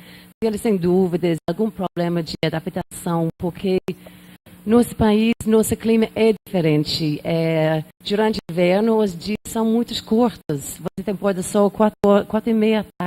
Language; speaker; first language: Portuguese; non-native, fluent; English